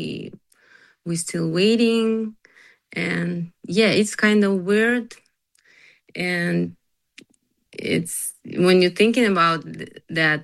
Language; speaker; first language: English; non-native, learner; Ukrainian